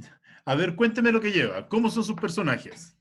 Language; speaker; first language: Spanish; native; Spanish